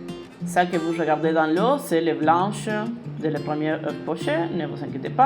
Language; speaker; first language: French; non-native, fluent; Spanish